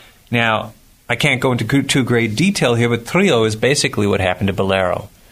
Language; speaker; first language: English; native; English